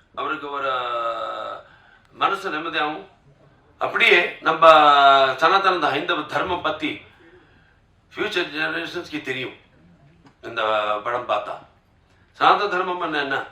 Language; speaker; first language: Tamil; non-native, local second language; Telugu